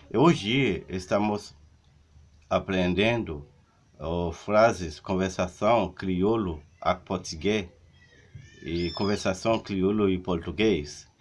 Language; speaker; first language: Portuguese; non-native, learner; Haitian Creole